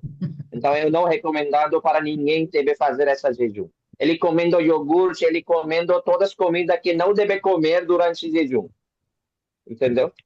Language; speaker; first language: Portuguese; non-native, learner; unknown